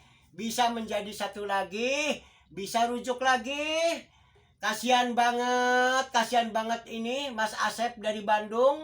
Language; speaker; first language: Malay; non-native, local second language; Javanese